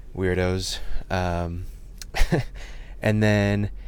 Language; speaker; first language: English; native; English